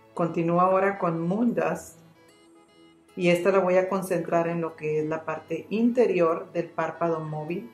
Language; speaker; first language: Spanish; native; Spanish